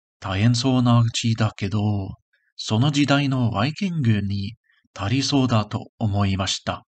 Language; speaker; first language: Japanese; non-native, learner; English